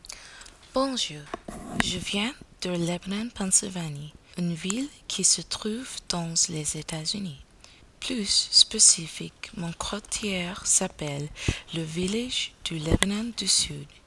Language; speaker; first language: French; non-native, learner; English